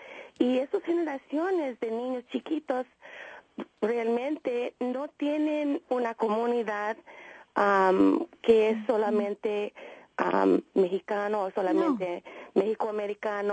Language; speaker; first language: Spanish; early bilingual, heritage; Spanish